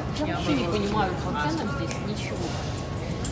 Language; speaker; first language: Russian; early bilingual, heritage; Russian